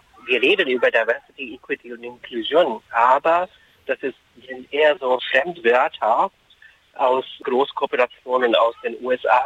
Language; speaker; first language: German; non-native, fluent; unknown